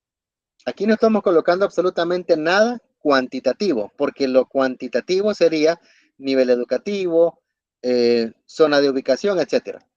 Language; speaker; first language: Spanish; native; Spanish